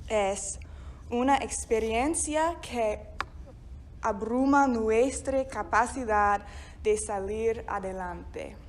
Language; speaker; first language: Spanish; non-native, fluent; English